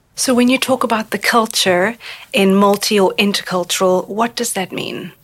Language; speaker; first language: English; native; English